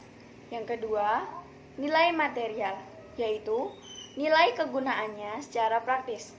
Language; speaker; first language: Indonesian; native; Indonesian